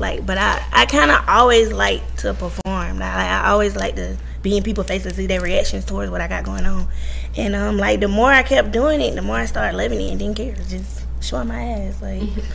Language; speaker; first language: English; native; English